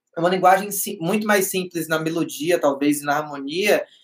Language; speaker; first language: Portuguese; native; Portuguese